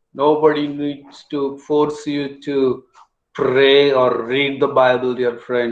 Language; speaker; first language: English; non-native, local second language; Telugu